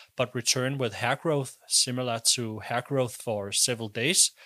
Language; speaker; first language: English; non-native, fluent; Danish